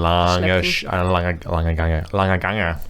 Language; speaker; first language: German; non-native, learner; English